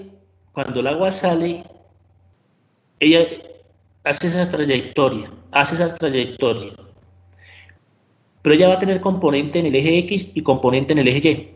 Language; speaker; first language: Spanish; native; Spanish